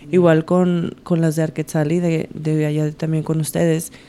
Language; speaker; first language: Spanish; early bilingual, heritage; Spanish